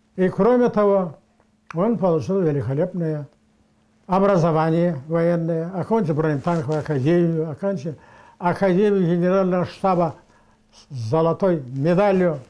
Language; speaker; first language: Russian; non-native, local second language; Karachay-Balkar